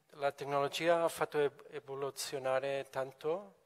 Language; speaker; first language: Italian; non-native, fluent; Catalan